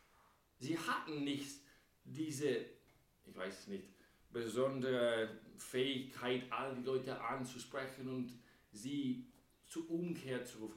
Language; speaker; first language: German; non-native, fluent; English